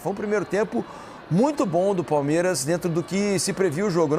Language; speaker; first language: Portuguese; native; Portuguese